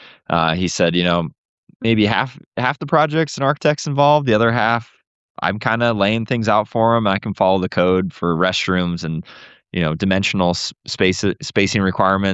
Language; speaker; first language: English; native; English